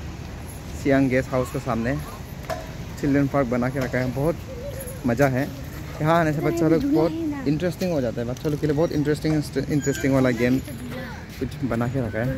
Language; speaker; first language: Hindi; non-native, local second language; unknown